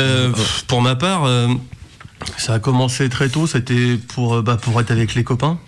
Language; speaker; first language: French; native; French